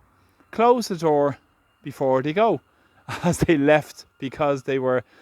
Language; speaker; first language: English; native; English